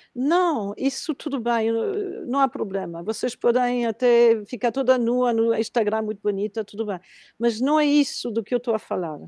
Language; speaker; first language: Portuguese; non-native, fluent; Spanish